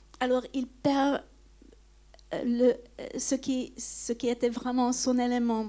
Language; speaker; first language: French; non-native, fluent; Hungarian